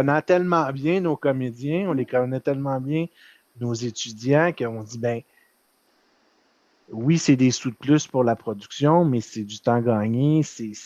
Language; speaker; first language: French; native; French